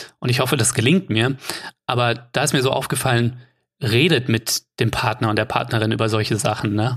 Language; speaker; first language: German; native; German